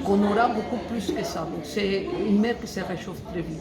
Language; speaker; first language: French; non-native, fluent; Spanish